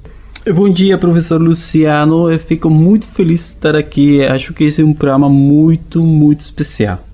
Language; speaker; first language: Portuguese; non-native, fluent; Spanish